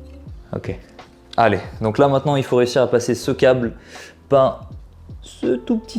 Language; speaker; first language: French; native; French